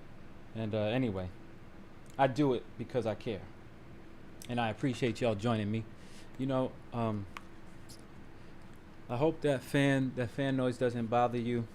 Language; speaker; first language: English; native; English